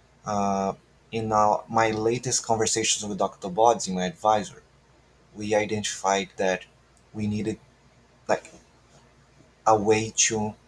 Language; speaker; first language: English; non-native, fluent; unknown